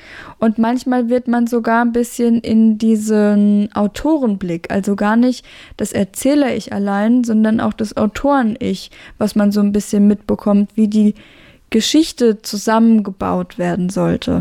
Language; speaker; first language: German; native; German